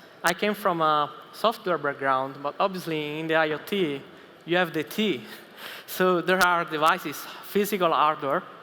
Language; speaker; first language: English; non-native, fluent; Italian